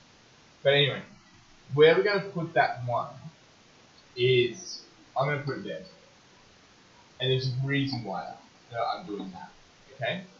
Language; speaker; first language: English; native; English